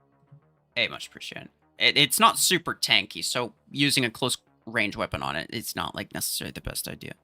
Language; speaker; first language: English; native; English